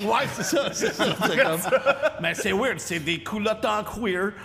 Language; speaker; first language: French; non-native, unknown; English